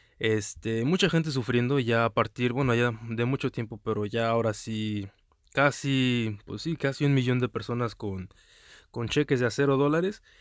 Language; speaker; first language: Spanish; early bilingual, heritage; Spanish